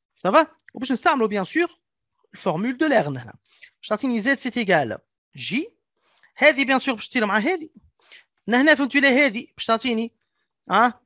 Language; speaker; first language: French; non-native, local second language; Arabic